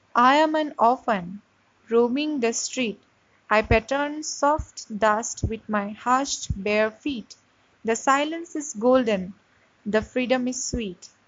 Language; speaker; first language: English; non-native, local second language; Assamese